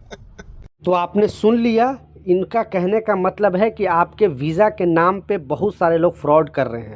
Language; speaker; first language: Hindi; native; Hindi